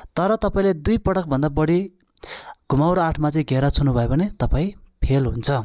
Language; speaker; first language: Nepali; non-native, local second language; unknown